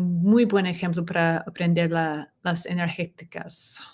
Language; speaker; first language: Spanish; non-native, learner; English